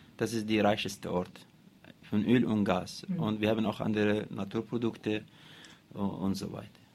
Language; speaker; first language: German; non-native, learner; Arabic